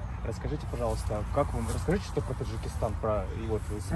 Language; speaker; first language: Russian; native; Russian